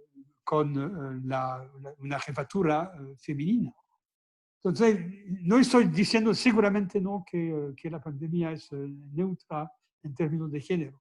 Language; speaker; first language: Spanish; non-native, fluent; French